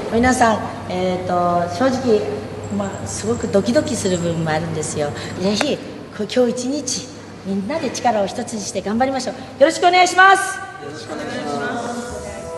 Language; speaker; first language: Japanese; non-native, fluent; Korean